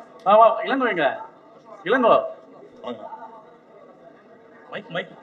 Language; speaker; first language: Tamil; native; Tamil